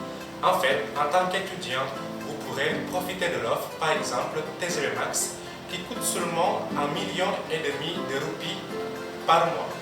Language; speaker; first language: French; non-native, fluent; Indonesian